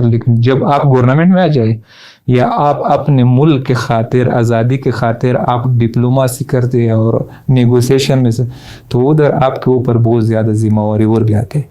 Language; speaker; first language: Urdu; non-native, learner; Pashto